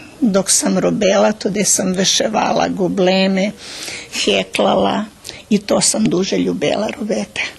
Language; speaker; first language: Ukrainian; early bilingual, heritage; Ukrainian